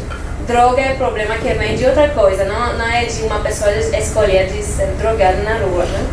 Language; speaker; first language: Portuguese; non-native, fluent; French